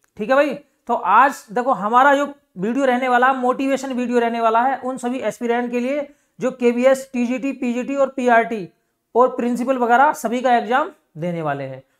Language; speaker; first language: Hindi; native; Hindi